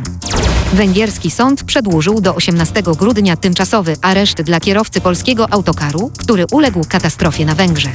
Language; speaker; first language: Polish; native; Polish